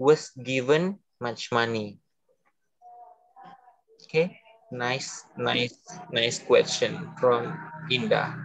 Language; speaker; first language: English; non-native, fluent; Indonesian